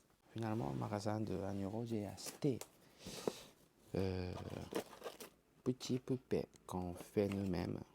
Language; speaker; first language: French; non-native, fluent; Japanese